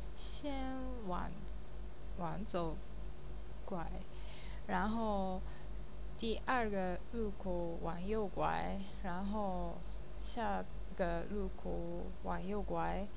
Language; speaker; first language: Chinese; non-native, learner; Japanese